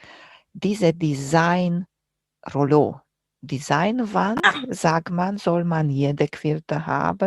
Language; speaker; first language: German; non-native, fluent; Romanian